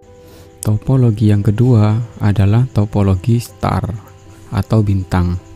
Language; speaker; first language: Indonesian; native; Indonesian